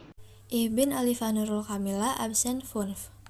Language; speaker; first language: German; non-native, learner; Indonesian